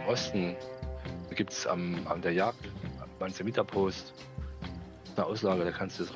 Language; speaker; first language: German; native; German